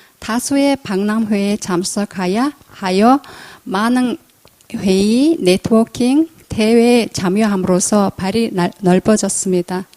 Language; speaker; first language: Korean; non-native, fluent; Mongolian